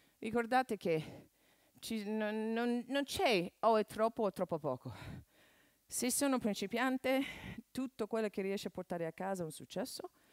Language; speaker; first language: Italian; non-native, fluent; English